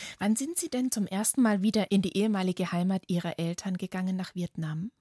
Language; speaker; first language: German; native; German